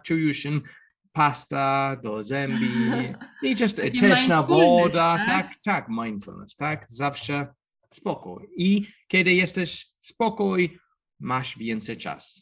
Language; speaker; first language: Polish; non-native, learner; English